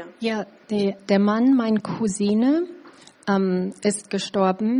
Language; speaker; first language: German; non-native, learner; English